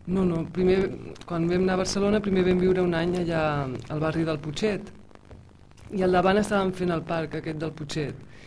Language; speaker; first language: Catalan; early bilingual, heritage; Catalan